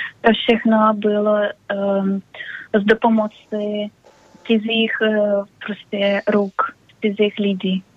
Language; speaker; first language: Czech; non-native, learner; Russian